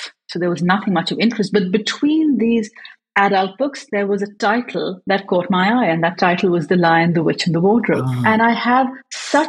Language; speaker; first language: English; native; English